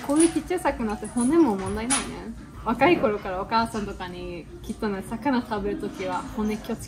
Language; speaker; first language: Japanese; non-native, fluent; Swedish